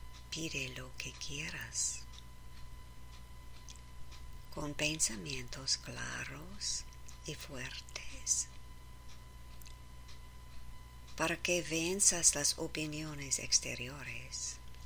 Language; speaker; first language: Spanish; non-native, learner; English